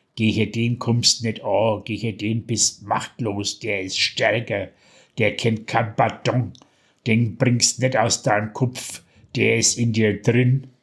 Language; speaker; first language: German; native; German